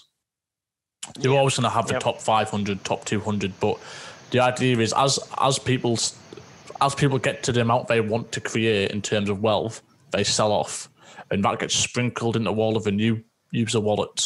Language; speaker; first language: English; native; English